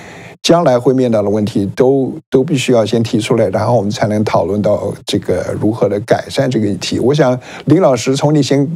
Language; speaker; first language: Chinese; native; Chinese